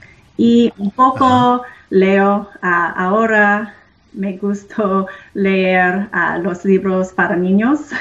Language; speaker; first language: Spanish; non-native, learner; English